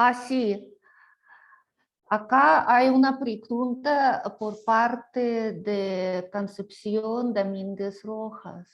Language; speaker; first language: Spanish; non-native, fluent; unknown